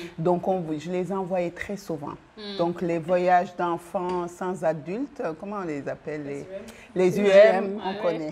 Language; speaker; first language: French; non-native, local second language; Wolof